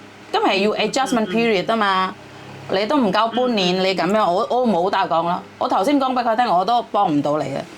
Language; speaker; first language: Cantonese; non-native, fluent; Javanese